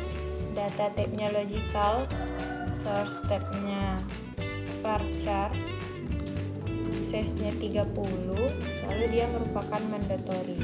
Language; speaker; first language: Indonesian; native; Indonesian